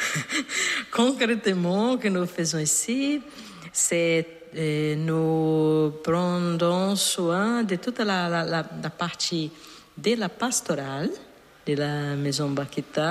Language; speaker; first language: French; non-native, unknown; Portuguese